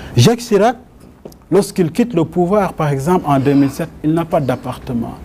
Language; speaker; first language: French; non-native, local second language; Wolof